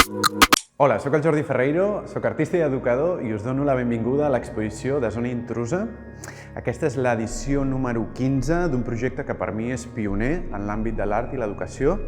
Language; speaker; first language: Catalan; native; Catalan